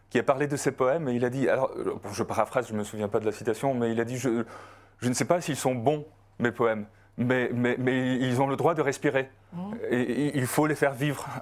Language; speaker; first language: French; non-native, fluent; Polish